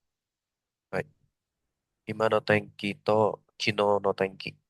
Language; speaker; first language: Japanese; non-native, learner; Indonesian